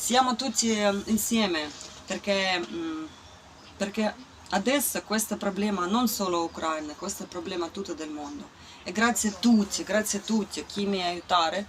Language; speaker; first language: Italian; non-native, learner; Ukrainian